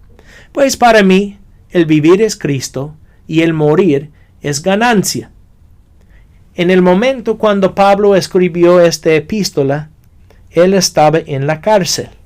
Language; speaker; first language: Spanish; non-native, fluent; English